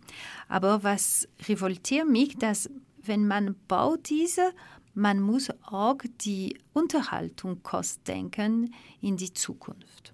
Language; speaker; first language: German; non-native, learner; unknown